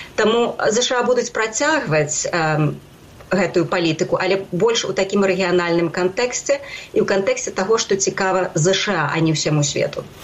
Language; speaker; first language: Belarusian; native; Belarusian